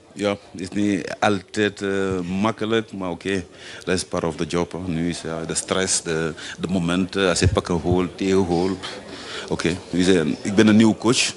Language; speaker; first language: Dutch; non-native, fluent; French